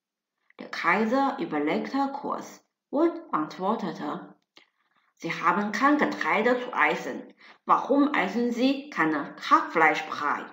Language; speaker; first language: German; non-native, fluent; Chinese